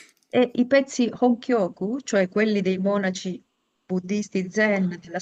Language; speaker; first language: Italian; native; Italian